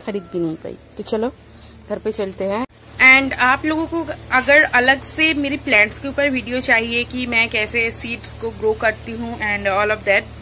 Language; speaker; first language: Hindi; non-native, local second language; Bangla